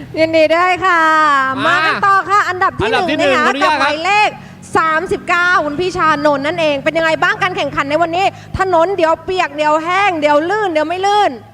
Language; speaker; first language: Thai; native; Thai